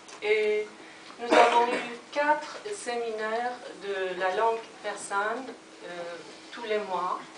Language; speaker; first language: French; non-native, fluent; Persian